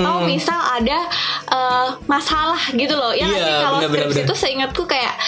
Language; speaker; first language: Indonesian; native; Indonesian